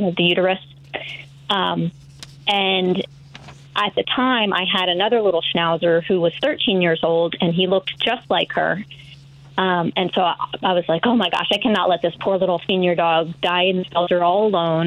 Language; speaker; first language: English; native; English